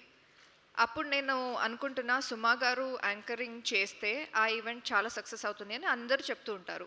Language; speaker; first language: Telugu; non-native, fluent; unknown